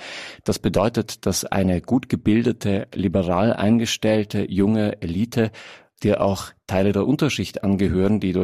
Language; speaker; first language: German; native; German